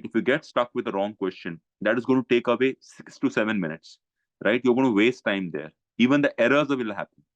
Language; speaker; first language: English; non-native, local second language; Hindi